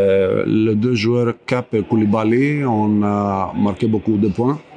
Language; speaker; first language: French; non-native, fluent; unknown